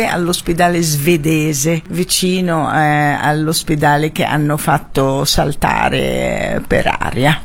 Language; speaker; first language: Italian; non-native, fluent; Arabic